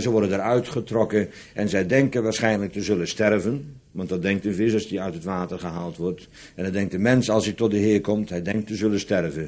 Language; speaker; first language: Dutch; native; Dutch